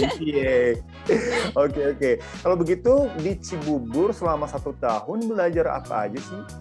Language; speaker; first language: Indonesian; non-native, fluent; Japanese